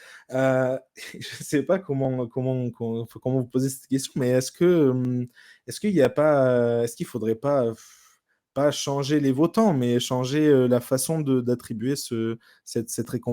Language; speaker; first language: French; native; French